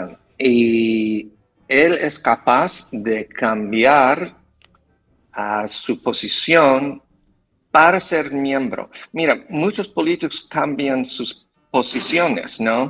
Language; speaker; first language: Spanish; non-native, fluent; English